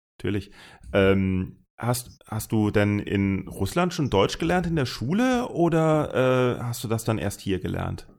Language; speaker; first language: German; native; German